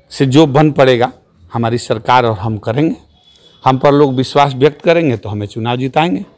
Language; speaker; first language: Hindi; native; Hindi